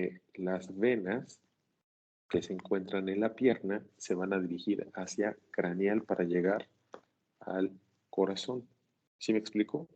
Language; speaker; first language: Spanish; native; Spanish